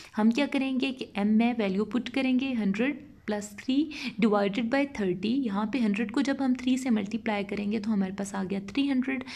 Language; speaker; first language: Urdu; non-native, local second language; Punjabi